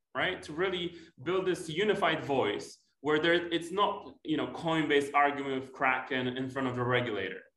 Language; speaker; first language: English; non-native, fluent; Polish